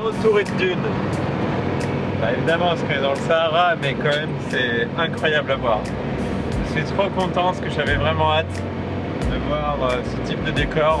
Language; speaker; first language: French; native; French